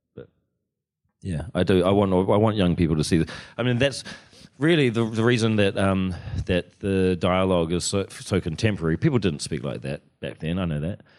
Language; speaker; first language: English; native; English